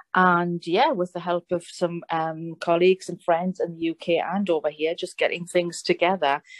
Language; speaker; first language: English; native; English